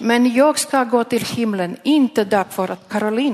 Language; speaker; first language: Swedish; non-native, learner; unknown